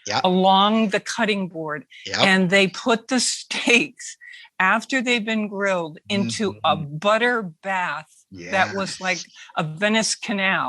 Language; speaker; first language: English; native; English